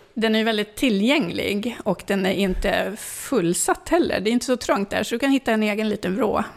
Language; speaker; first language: Swedish; early bilingual, other home language; Finnish